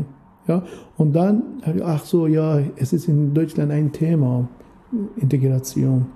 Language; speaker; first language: German; non-native, fluent; Persian